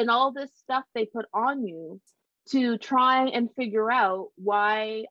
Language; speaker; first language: English; native; English